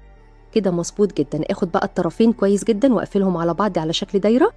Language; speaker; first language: Arabic; native; Arabic